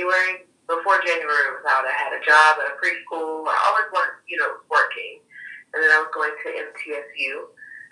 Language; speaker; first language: English; native; English